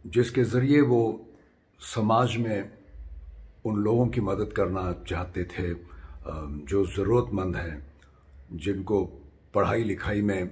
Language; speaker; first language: Hindi; non-native, local second language; Marathi